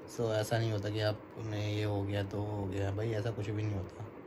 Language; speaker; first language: Hindi; native; Hindi